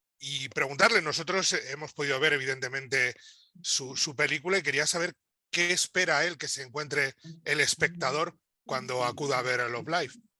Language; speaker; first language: Spanish; native; Spanish